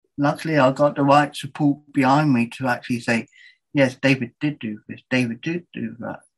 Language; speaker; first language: English; native; English